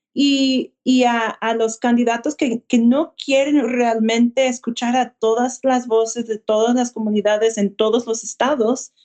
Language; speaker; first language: Spanish; early bilingual, heritage; Spanish